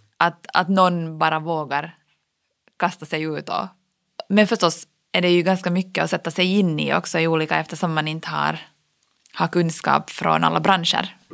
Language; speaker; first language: Swedish; native; Swedish